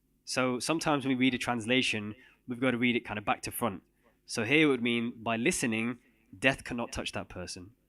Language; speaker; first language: English; non-native, local second language; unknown